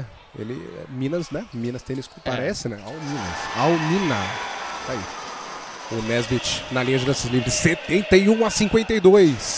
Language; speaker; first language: Portuguese; native; Portuguese